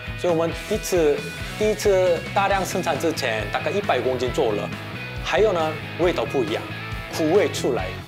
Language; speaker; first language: Chinese; non-native, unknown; Korean